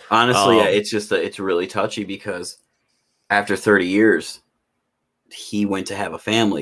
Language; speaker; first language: English; native; English